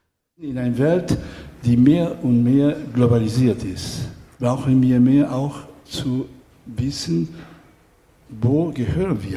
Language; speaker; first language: German; non-native, fluent; Spanish